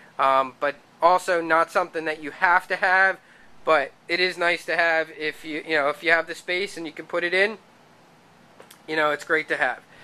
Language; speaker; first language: English; native; English